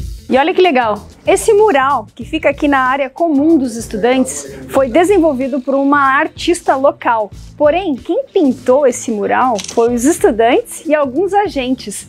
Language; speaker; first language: Portuguese; native; Portuguese